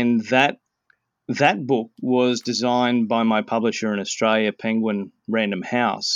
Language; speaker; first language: English; native; English